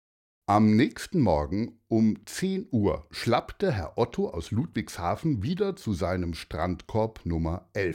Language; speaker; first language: German; native; German